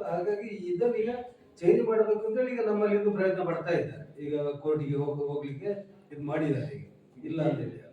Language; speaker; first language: Kannada; native; Kannada